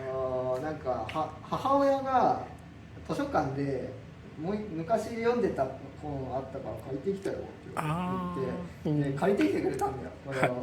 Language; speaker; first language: Japanese; native; Japanese